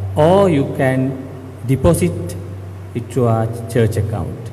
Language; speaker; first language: English; non-native, local second language; Sinhala